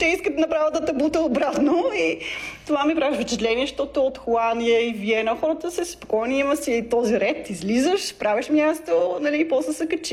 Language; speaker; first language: Bulgarian; non-native, fluent; Dutch